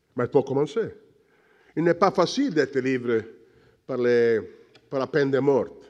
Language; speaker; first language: French; non-native, learner; Sicilian